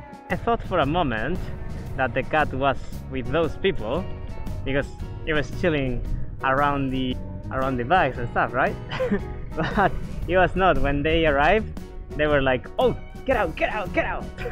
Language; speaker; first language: English; non-native, fluent; Spanish